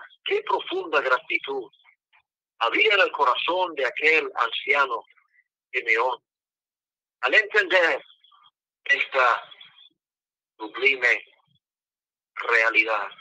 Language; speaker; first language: Spanish; non-native, fluent; English